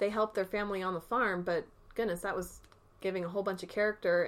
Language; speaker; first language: English; native; English